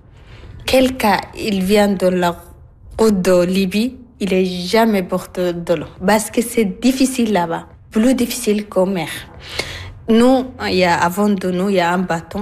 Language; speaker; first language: French; non-native, learner; Arabic